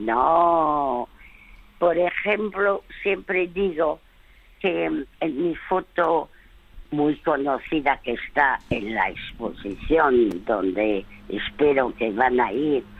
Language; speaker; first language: Spanish; early bilingual, other home language; French